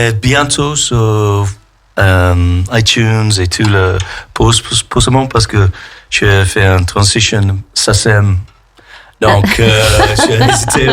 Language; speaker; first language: French; non-native, fluent; English